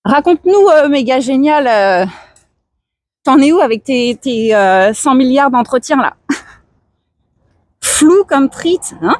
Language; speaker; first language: French; native; French